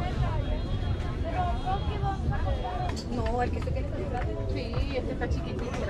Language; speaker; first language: Spanish; native; Spanish